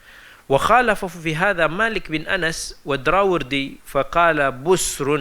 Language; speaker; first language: Arabic; non-native, fluent; Malay